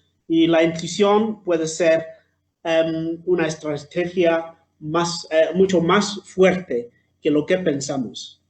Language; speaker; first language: Spanish; non-native, fluent; Southern Sotho